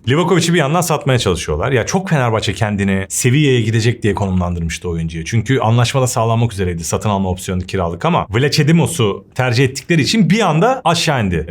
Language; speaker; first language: Turkish; native; Turkish